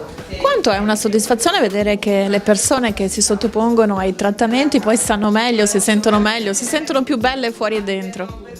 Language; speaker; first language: Italian; native; Italian